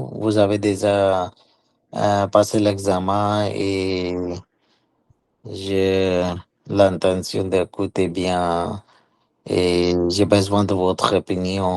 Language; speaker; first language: French; non-native, learner; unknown